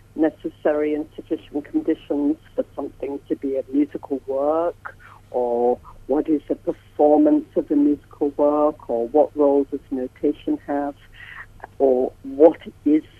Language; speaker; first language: English; native; English